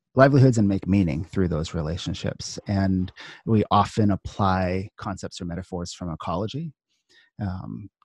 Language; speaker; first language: English; native; English